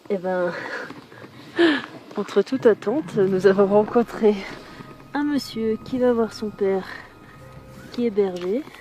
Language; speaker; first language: French; native; French